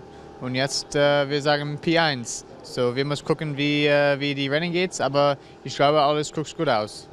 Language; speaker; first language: German; non-native, learner; English